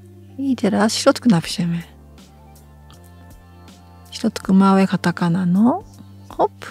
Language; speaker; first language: Polish; non-native, learner; Japanese